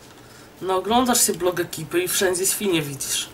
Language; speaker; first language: Polish; native; Polish